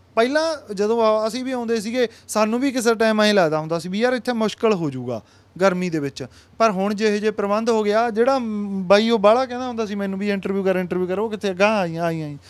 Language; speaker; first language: Punjabi; native; Punjabi